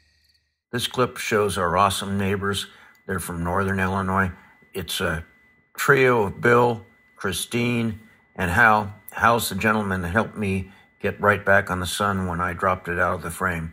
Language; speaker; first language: English; native; English